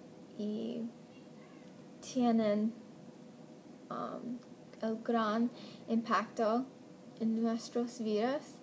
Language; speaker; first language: Spanish; non-native, learner; English